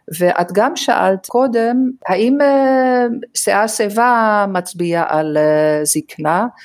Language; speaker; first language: Hebrew; non-native, fluent; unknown